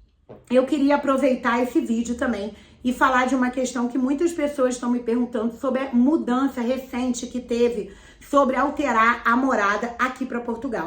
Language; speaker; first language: Portuguese; native; Portuguese